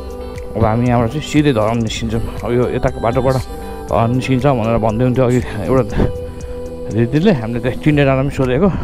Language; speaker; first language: Nepali; native; Nepali